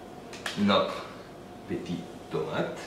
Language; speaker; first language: French; non-native, fluent; Italian